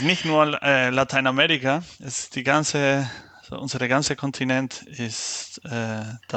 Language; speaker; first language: German; non-native, fluent; Spanish